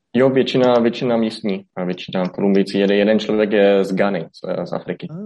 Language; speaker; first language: Czech; native; Czech